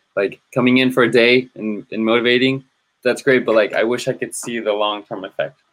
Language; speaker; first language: English; native; English